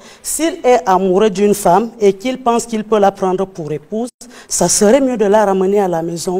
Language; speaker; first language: French; non-native, local second language; Fang